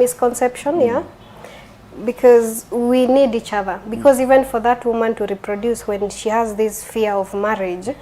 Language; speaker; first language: English; non-native, local second language; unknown